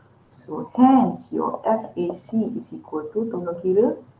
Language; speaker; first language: English; non-native, local second language; Malay